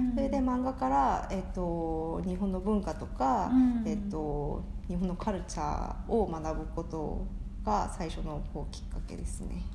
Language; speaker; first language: Japanese; non-native, fluent; Korean